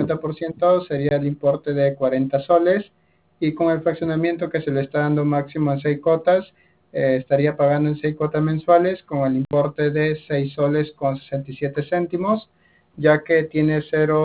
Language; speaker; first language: Spanish; native; Spanish